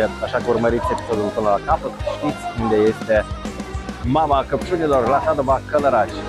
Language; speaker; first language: Romanian; native; Romanian